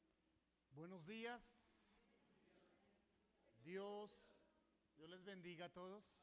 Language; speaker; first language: Spanish; native; Spanish